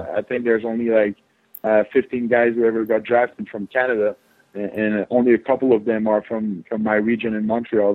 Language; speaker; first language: English; non-native, fluent; French